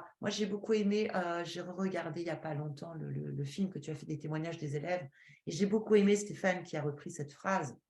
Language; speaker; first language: French; native; French